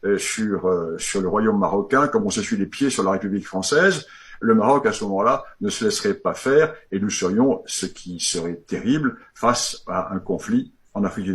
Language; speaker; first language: French; native; French